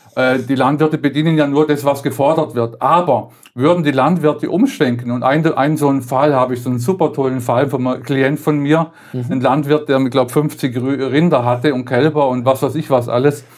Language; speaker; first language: German; native; German